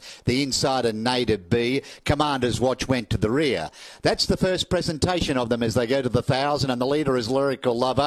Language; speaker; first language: English; native; English